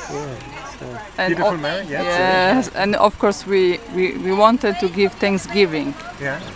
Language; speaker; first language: English; non-native, learner; Polish